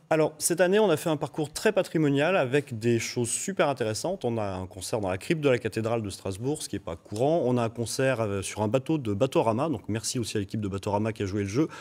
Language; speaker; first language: French; native; French